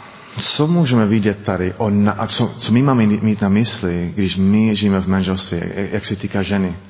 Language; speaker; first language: Czech; non-native, learner; English